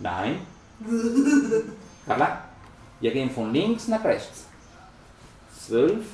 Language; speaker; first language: German; non-native, learner; Spanish